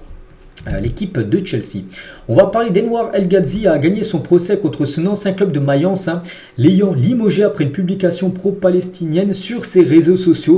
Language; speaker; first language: French; native; French